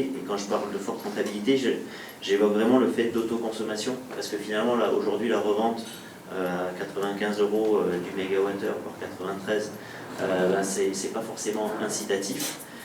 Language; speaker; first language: French; native; French